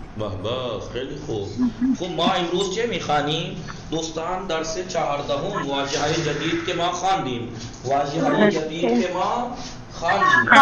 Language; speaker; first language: Persian; non-native, fluent; Urdu